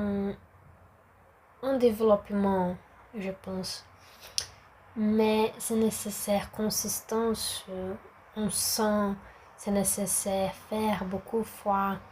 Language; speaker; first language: French; non-native, learner; Portuguese